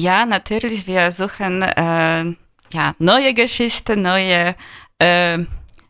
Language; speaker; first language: German; non-native, fluent; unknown